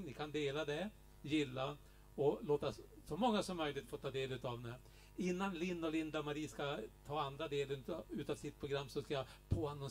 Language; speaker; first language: Swedish; native; Swedish